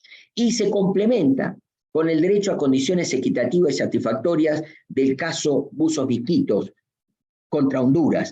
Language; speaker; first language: Spanish; native; Spanish